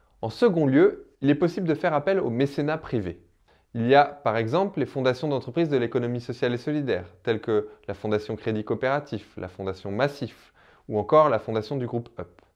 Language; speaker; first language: French; native; French